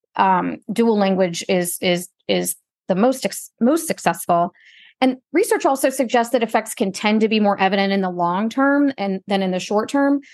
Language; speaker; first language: English; native; English